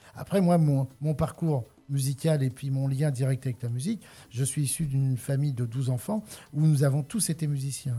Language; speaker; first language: French; native; French